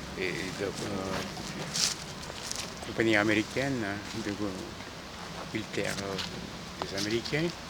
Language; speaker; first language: French; non-native, fluent; Korean